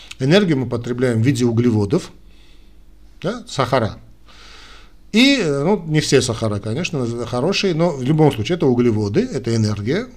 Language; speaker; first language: Russian; non-native, local second language; Armenian